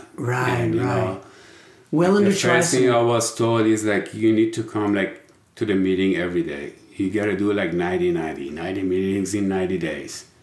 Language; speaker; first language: English; non-native, fluent; Persian